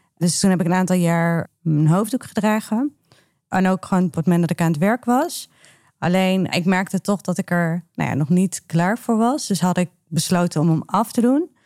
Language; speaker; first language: Dutch; early bilingual, other home language; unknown